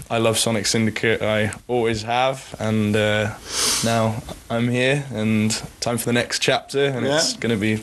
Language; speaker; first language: English; native; English